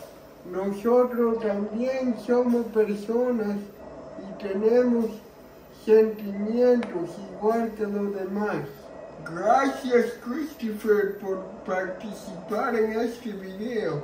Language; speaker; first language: Spanish; early bilingual, heritage; Spanish